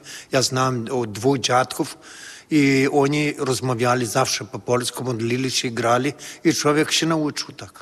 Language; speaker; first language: Polish; early bilingual, heritage; Polish